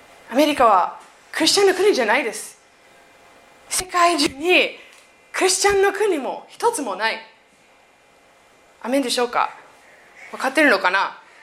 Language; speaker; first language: Japanese; non-native, fluent; English